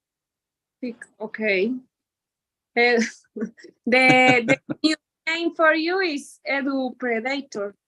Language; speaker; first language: English; non-native, learner; Spanish